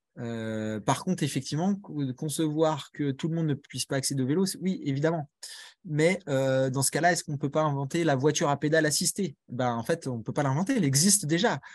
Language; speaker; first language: French; native; French